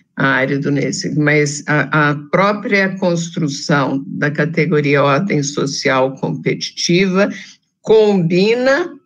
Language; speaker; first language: Portuguese; native; Portuguese